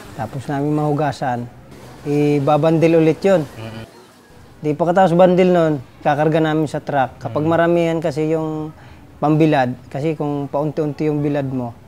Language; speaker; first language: Filipino; non-native, local second language; Bikol